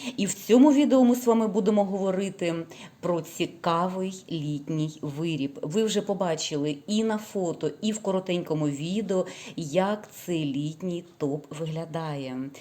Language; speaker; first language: Ukrainian; non-native, local second language; Russian